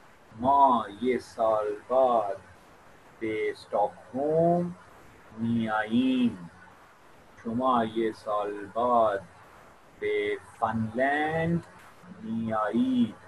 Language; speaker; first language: Persian; non-native, fluent; Urdu